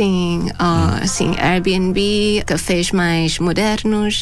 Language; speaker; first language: Portuguese; non-native, fluent; Thai